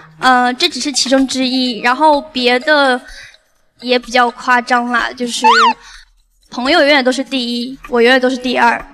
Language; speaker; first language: Chinese; native; Chinese